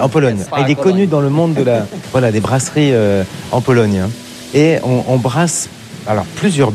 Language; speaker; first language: French; native; French